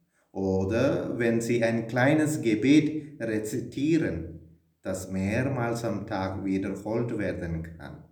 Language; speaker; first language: German; non-native, fluent; Malayalam